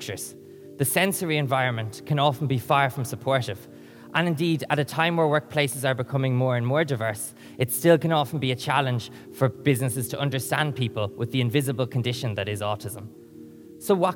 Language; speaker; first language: English; native; English